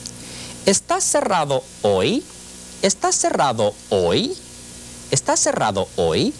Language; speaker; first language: Spanish; non-native, fluent; English